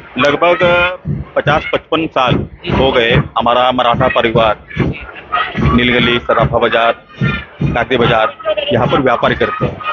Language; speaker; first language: Hindi; non-native, local second language; Marathi